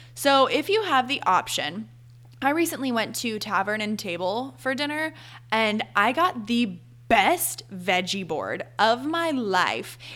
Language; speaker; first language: English; native; English